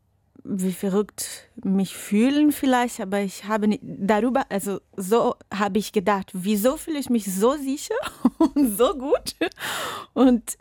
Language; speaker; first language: German; non-native, fluent; Portuguese